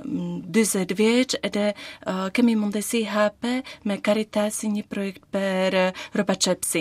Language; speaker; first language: Albanian; non-native, learner; Slovak